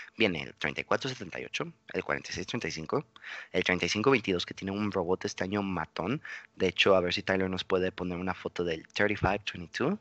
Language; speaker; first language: Spanish; native; Spanish